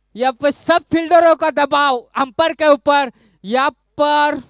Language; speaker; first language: Hindi; non-native, local second language; Marathi